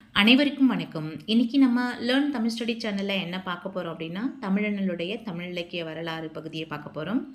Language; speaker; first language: Tamil; native; Tamil